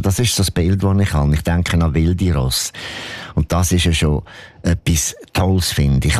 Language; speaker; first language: German; native; German